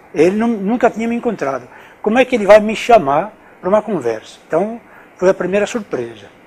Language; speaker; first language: Portuguese; non-native, fluent; Italian